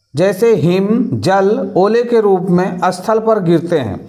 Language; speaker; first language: Hindi; native; Hindi